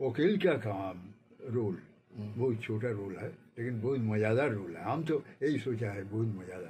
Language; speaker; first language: Hindi; non-native, local second language; Bangla